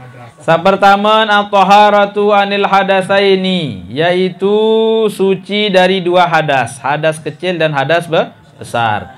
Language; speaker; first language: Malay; non-native, local second language; Sasak